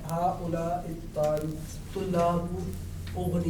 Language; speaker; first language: Arabic; non-native, learner; Urdu